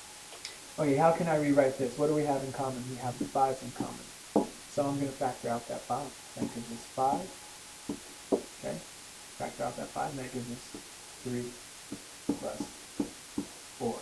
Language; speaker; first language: English; native; English